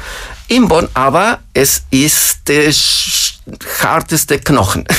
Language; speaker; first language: German; non-native, fluent; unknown